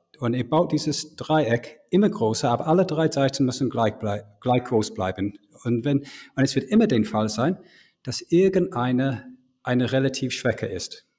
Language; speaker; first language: German; non-native, fluent; English